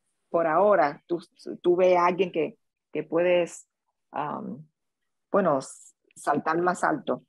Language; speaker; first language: Spanish; early bilingual, other home language; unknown